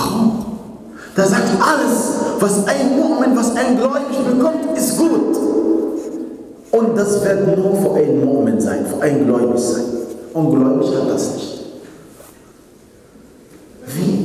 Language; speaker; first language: German; non-native, fluent; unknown